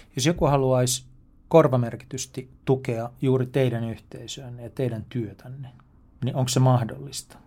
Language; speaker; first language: Finnish; native; Finnish